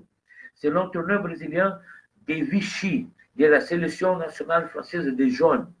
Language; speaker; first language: French; non-native, fluent; Portuguese